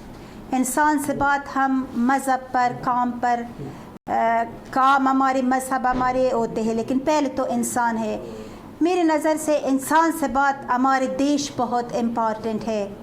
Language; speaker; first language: Hindi; non-native, fluent; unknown